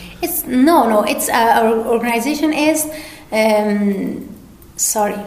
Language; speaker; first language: English; non-native, learner; Persian